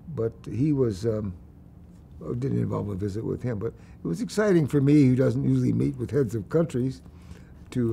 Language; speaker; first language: English; native; English